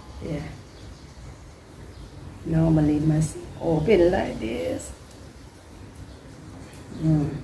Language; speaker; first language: English; non-native, learner; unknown